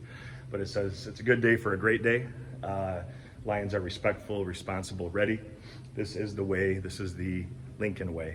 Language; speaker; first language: English; native; English